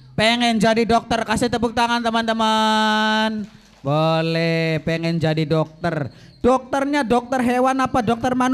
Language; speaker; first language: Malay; non-native, local second language; Javanese